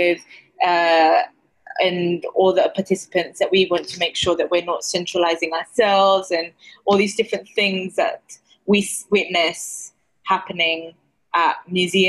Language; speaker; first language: English; non-native, fluent; Greek